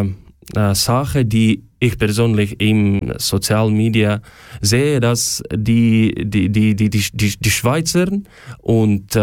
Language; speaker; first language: German; non-native, learner; Ukrainian